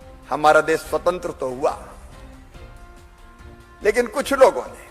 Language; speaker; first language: Hindi; native; Hindi